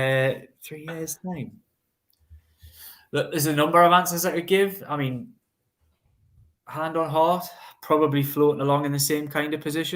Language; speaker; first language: English; native; English